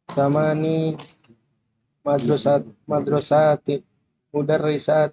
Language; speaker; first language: Arabic; non-native, learner; Indonesian